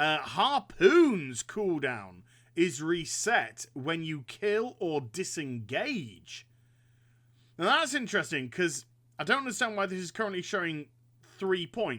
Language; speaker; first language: English; native; English